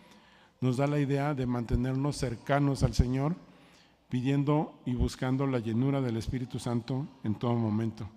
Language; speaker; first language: Spanish; native; Spanish